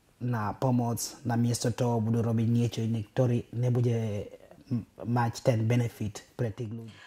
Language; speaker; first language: Slovak; non-native, fluent; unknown